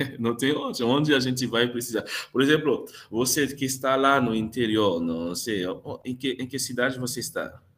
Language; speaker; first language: Portuguese; non-native, fluent; Haitian Creole